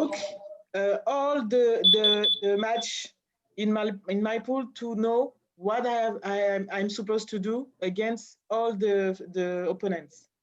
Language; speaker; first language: English; non-native, learner; French